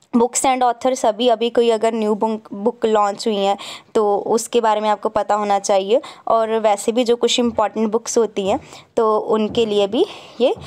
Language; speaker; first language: Hindi; non-native, local second language; Punjabi